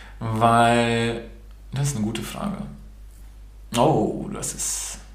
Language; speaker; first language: German; early bilingual, other home language; Romanian